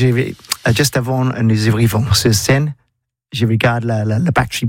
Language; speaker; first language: French; non-native, learner; English